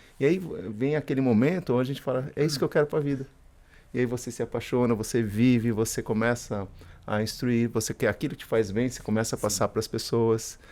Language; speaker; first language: Portuguese; early bilingual, other home language; Spanish